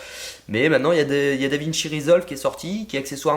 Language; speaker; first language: French; native; French